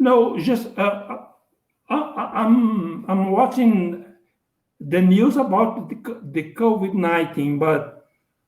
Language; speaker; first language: English; non-native, learner; Portuguese